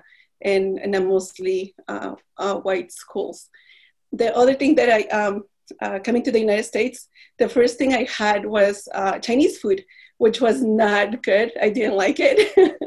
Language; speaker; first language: English; non-native, fluent; Spanish